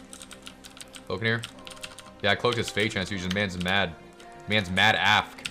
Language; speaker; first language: English; native; English